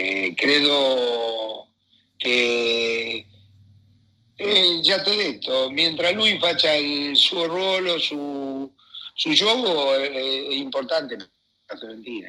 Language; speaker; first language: Italian; non-native, fluent; Spanish